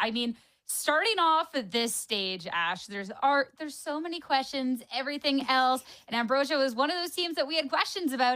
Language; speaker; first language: English; native; English